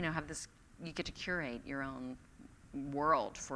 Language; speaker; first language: English; native; English